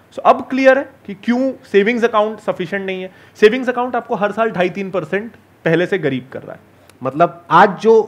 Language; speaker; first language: Hindi; native; Hindi